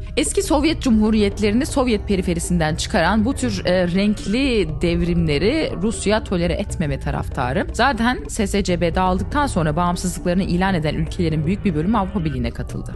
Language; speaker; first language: Turkish; native; Turkish